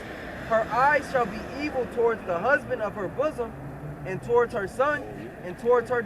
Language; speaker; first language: English; native; English